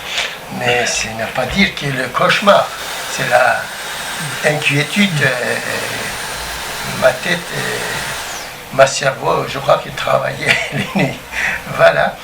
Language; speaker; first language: French; non-native, learner; Turkish